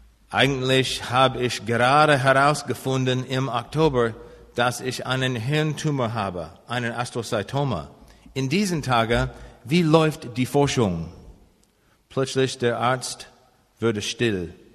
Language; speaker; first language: German; non-native, learner; English